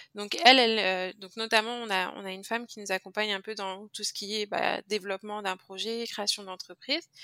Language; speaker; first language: French; native; French